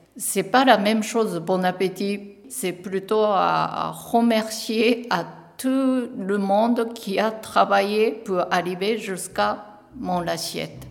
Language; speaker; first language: French; non-native, learner; Japanese